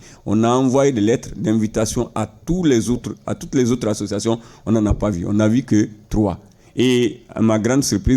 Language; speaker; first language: French; non-native, local second language; Bambara